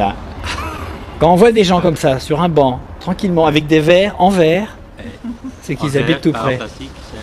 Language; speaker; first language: French; native; French